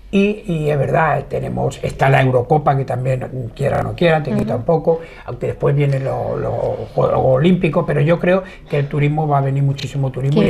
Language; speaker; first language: Spanish; native; Spanish